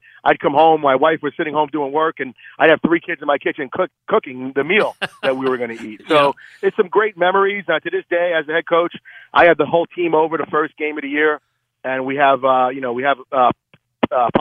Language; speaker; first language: English; native; English